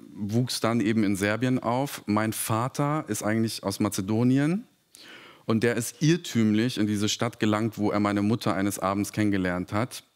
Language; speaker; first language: German; early bilingual, other home language; Serbian